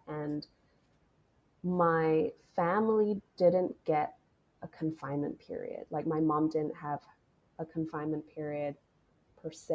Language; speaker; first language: English; non-native, local second language; Cantonese